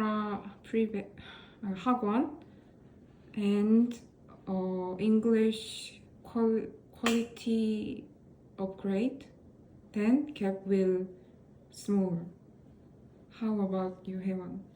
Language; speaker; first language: English; non-native, learner; Korean